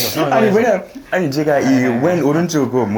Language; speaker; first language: Korean; non-native, fluent; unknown